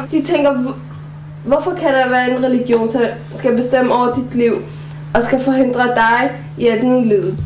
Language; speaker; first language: Danish; early bilingual, other home language; Arabic